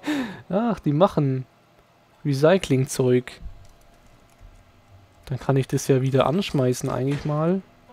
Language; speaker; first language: German; native; German